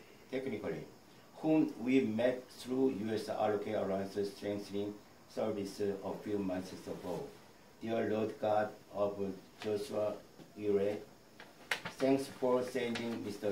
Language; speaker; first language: English; non-native, learner; Korean